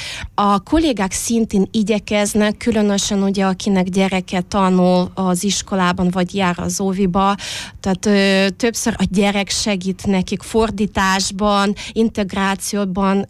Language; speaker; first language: Hungarian; non-native, fluent; Russian